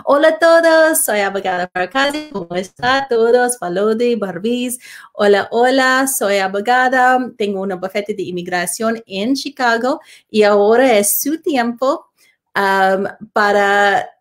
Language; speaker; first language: Spanish; non-native, learner; English